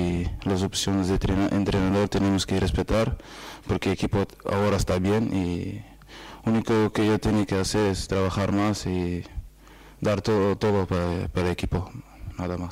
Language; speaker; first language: Spanish; non-native, fluent; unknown